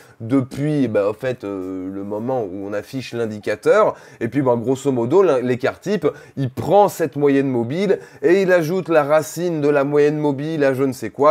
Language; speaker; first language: French; native; French